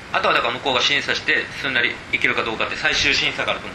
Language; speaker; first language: Japanese; native; Japanese